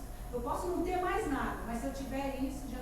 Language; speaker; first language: Portuguese; native; Portuguese